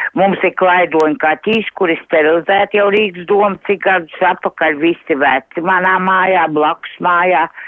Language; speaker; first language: Latvian; native; Latvian